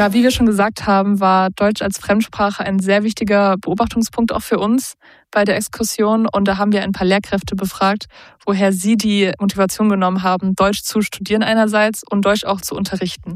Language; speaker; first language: German; native; German